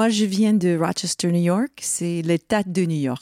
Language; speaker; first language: French; non-native, learner; English